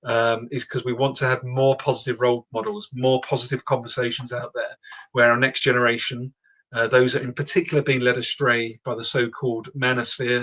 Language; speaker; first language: English; native; English